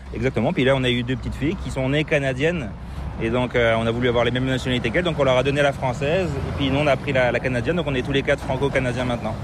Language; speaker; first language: French; native; French